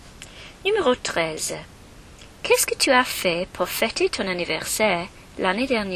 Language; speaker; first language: French; non-native, learner; English